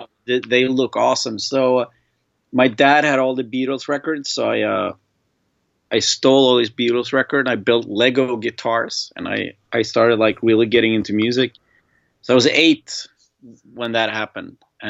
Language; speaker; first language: English; non-native, fluent; Swedish